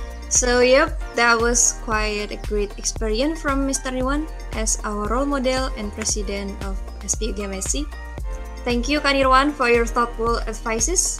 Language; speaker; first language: English; non-native, fluent; Indonesian